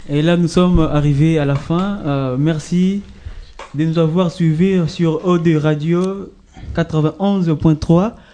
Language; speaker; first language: French; native; French